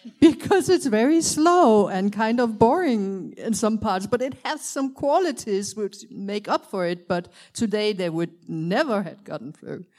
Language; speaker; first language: English; non-native, fluent; Danish